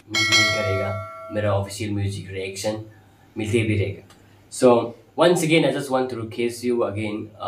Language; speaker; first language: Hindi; non-native, local second language; Kok Borok